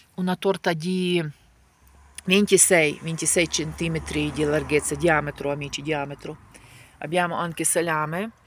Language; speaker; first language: Italian; non-native, fluent; Ukrainian